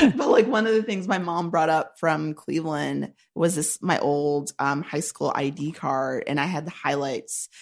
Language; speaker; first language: English; native; English